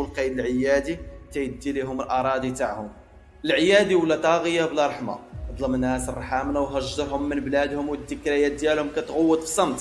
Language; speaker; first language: Arabic; native; Arabic